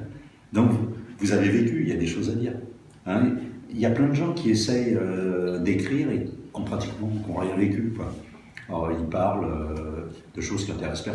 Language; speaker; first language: French; native; French